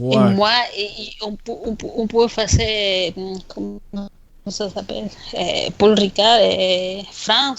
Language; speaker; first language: French; non-native, fluent; Spanish